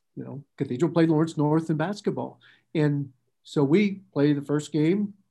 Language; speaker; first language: English; native; English